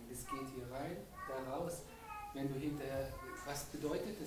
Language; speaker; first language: German; native; German